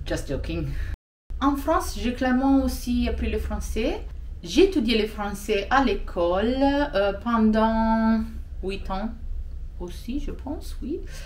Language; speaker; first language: French; non-native, fluent; Italian